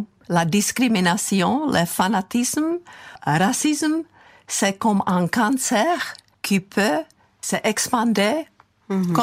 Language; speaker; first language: French; non-native, fluent; Czech